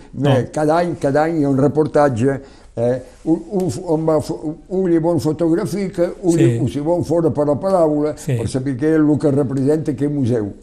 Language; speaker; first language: Catalan; non-native, local second language; French